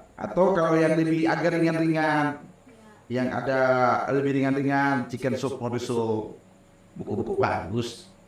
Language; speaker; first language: Indonesian; non-native, local second language; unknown